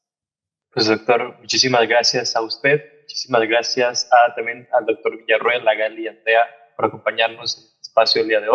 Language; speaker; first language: Spanish; native; Spanish